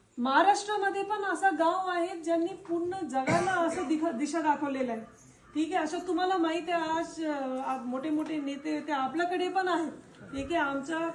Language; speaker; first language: Marathi; non-native, fluent; Tamil